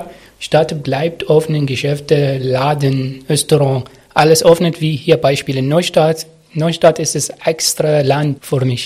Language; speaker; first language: German; non-native, learner; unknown